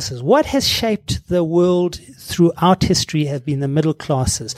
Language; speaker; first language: English; native; English